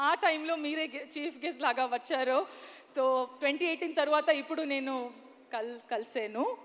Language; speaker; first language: Telugu; non-native, learner; Kannada